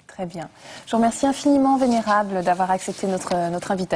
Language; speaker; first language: French; native; French